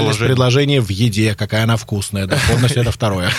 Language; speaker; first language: Russian; native; Russian